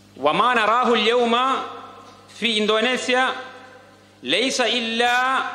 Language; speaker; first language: Arabic; non-native, fluent; Malayalam